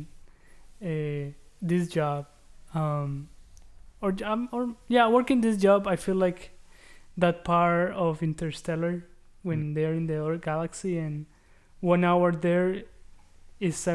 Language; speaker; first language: English; non-native, fluent; Spanish